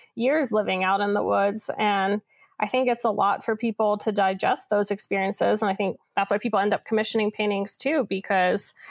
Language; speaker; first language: English; native; English